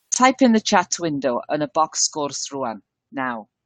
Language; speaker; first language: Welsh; non-native, learner; English